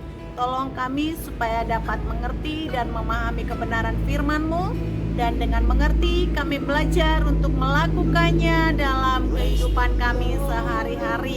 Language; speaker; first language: Indonesian; native; Indonesian